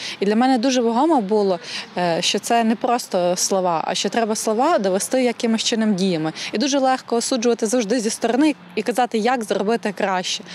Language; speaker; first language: Ukrainian; native; Ukrainian